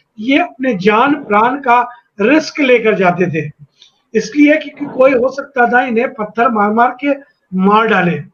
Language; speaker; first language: Hindi; native; Hindi